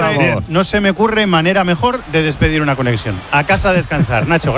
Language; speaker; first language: Spanish; native; Spanish